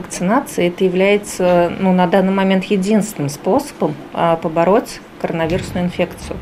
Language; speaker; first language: Russian; native; Russian